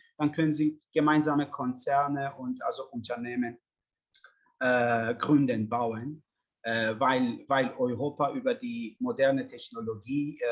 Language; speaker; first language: German; non-native, fluent; Persian